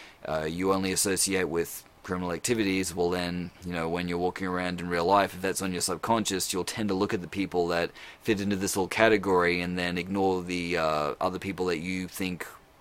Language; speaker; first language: English; native; English